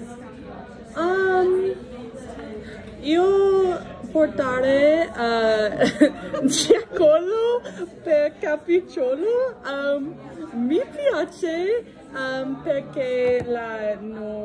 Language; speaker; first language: Italian; non-native, learner; English